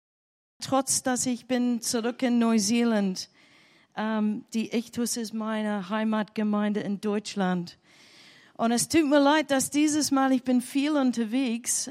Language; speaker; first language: German; non-native, learner; English